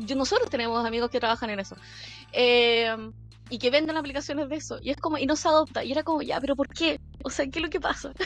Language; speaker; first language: Spanish; early bilingual, other home language; Korean